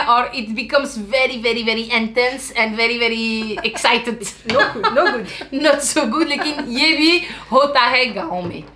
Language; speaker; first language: Hindi; non-native, learner; Riffian